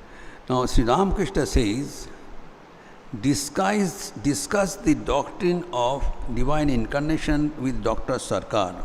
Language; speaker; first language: English; non-native, local second language; Hindi